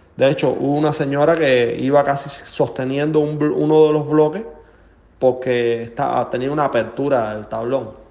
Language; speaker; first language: Spanish; native; Spanish